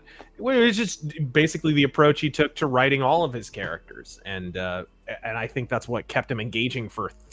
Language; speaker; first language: English; native; English